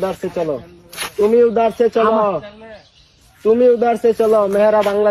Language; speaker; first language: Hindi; non-native, learner; Bangla